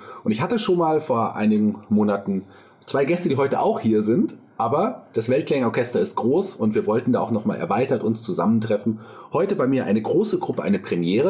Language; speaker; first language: German; native; German